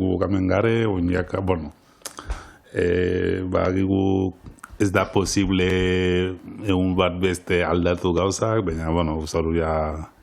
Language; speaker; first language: Basque; non-native, learner; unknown